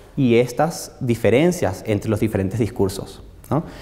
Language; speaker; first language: Spanish; native; Spanish